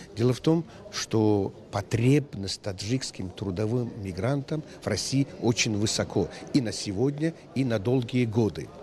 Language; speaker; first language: Russian; non-native, local second language; Tajik